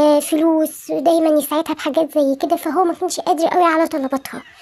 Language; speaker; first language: Arabic; native; Arabic